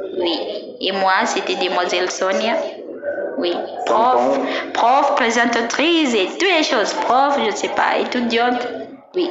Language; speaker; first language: French; non-native, fluent; Swahili